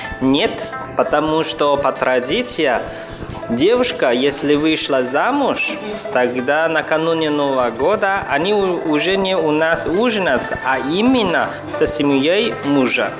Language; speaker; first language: Russian; non-native, fluent; Chinese